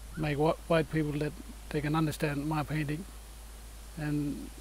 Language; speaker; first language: English; native; English